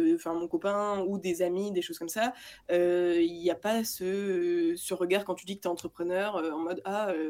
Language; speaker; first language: French; native; French